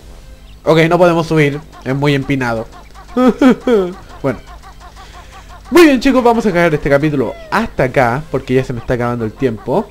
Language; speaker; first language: Spanish; native; Spanish